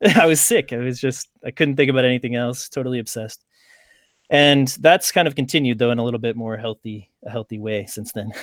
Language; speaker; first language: English; native; English